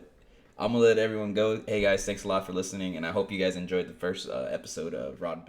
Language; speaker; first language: English; native; English